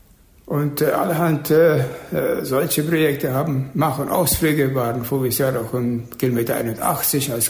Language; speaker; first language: German; early bilingual, heritage; German